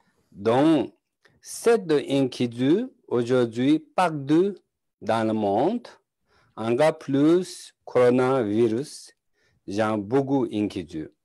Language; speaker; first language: French; non-native, learner; Tibetan